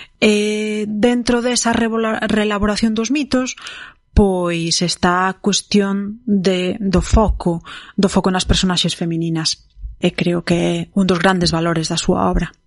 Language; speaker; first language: Galician; non-native, local second language; Spanish